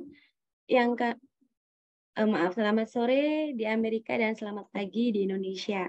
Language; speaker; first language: Indonesian; native; Indonesian